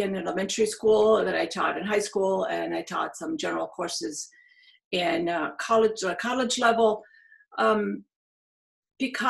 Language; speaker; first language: English; non-native, fluent; Serbian